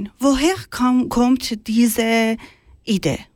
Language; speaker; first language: German; non-native, learner; Persian